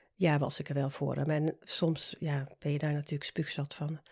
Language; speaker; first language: Dutch; non-native, fluent; Swedish